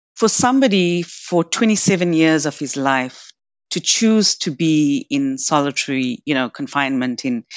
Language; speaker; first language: English; native; English